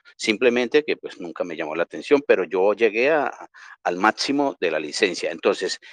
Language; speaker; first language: Spanish; native; Spanish